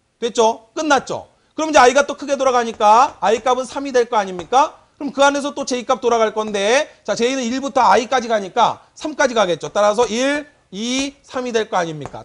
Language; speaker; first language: Korean; native; Korean